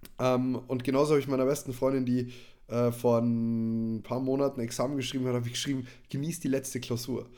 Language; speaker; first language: German; native; German